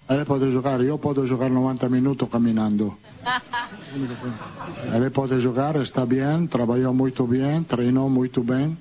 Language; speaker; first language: Portuguese; non-native, fluent; Italian